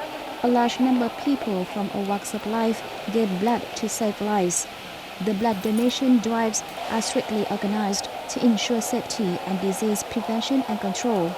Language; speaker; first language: English; non-native, fluent; Vietnamese